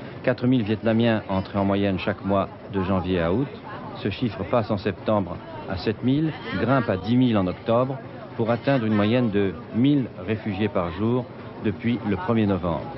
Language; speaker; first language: French; native; French